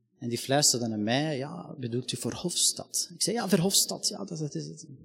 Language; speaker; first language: Dutch; non-native, fluent; Arabic